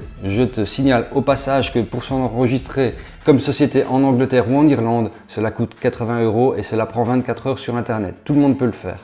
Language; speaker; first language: French; native; French